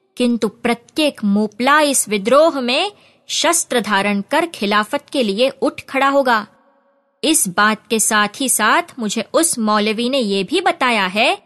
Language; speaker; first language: Hindi; non-native, local second language; Marathi